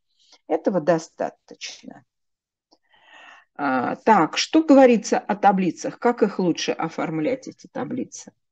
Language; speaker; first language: Russian; native; Russian